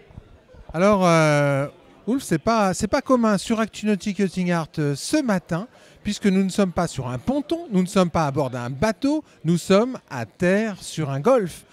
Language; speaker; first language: French; native; French